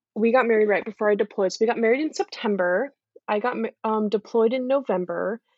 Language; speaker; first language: English; native; English